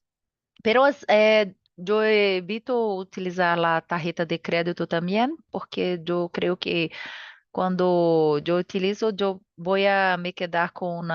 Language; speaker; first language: Spanish; non-native, learner; Portuguese